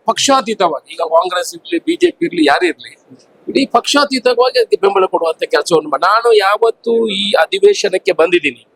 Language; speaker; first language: Kannada; non-native, local second language; Tulu